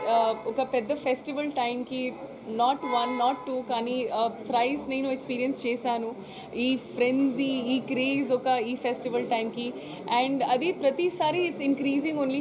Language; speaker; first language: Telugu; non-native, learner; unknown